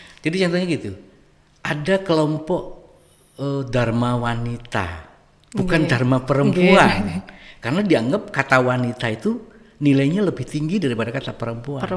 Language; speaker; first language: Indonesian; native; Indonesian